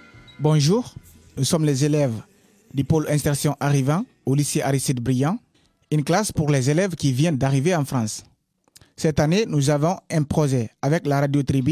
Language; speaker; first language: French; non-native, learner; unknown